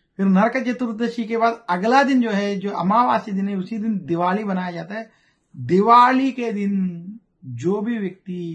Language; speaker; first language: Hindi; non-native, local second language; Telugu